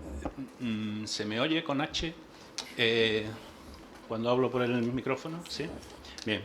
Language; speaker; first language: Spanish; native; Spanish